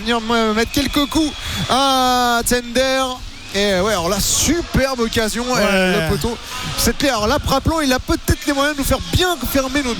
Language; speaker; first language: French; native; French